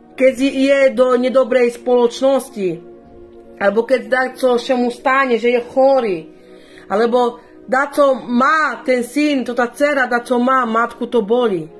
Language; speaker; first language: Slovak; non-native, local second language; Romany